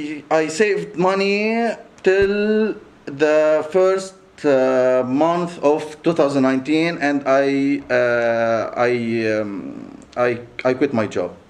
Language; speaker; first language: English; non-native, local second language; Arabic